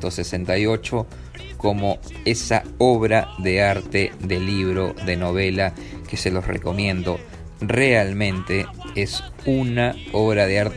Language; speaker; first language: Spanish; native; Spanish